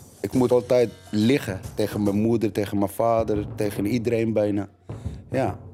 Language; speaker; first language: Dutch; non-native, learner; Arabic